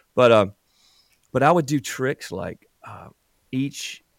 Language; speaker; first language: English; native; English